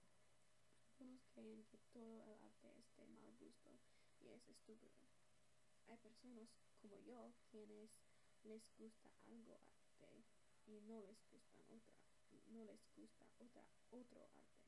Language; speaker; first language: Spanish; non-native, learner; English